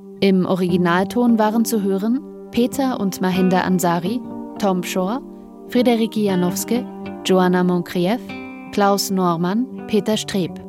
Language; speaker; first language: German; native; German